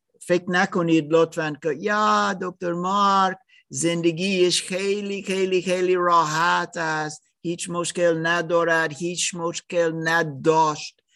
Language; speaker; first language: Persian; non-native, learner; English